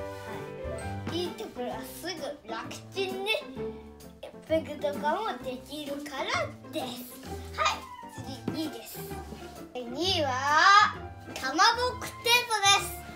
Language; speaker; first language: Japanese; native; Japanese